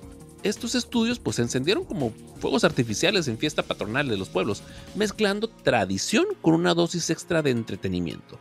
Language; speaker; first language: Spanish; native; Spanish